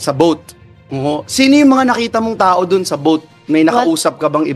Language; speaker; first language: Filipino; native; Filipino